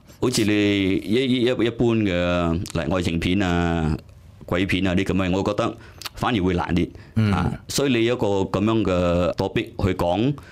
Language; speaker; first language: Cantonese; native; Cantonese